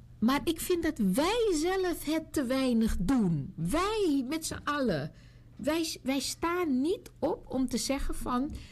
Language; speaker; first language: Dutch; native; Dutch